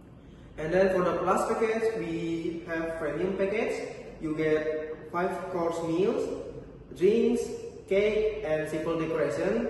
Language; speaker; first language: English; non-native, learner; Indonesian